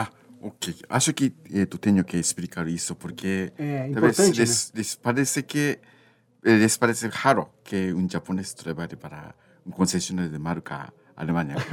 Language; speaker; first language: Portuguese; non-native, learner; Japanese